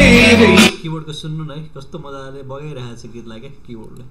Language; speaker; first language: Nepali; native; Nepali